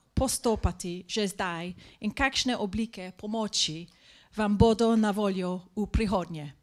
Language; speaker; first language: Slovenian; non-native, learner; English